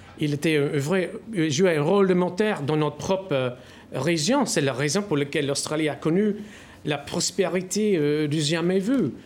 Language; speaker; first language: French; non-native, fluent; English